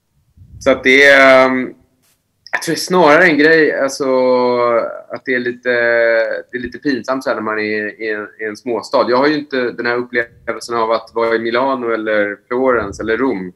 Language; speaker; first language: Swedish; native; Swedish